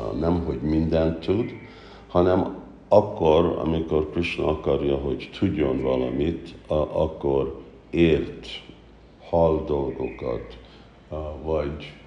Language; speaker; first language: Hungarian; early bilingual, heritage; Hungarian